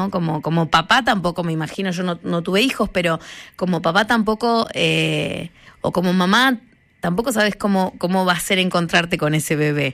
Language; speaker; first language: Spanish; native; Spanish